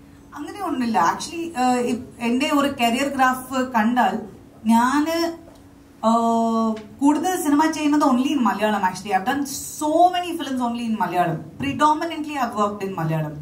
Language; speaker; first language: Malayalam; non-native, fluent; Kannada